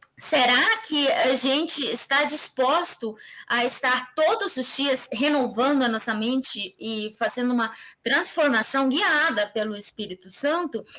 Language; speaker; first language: Portuguese; non-native, fluent; Spanish